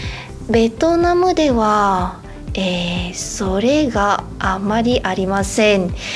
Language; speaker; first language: Japanese; non-native, learner; Vietnamese